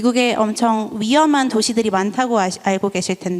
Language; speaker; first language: Korean; native; Korean